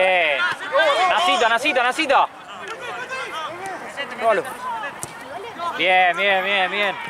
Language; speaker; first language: Spanish; native; Spanish